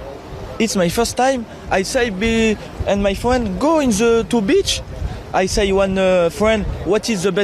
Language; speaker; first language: English; non-native, learner; French